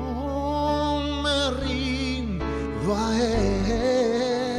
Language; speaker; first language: Spanish; native; Spanish